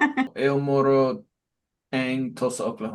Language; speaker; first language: Portuguese; non-native, learner; English